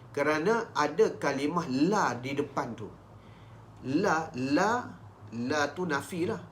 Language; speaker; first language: Malay; native; Malay